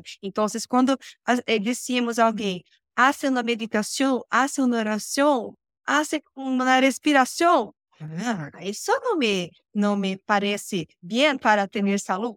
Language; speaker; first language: Spanish; non-native, learner; Portuguese